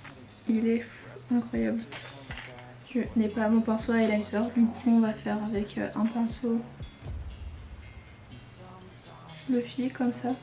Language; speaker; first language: French; native; French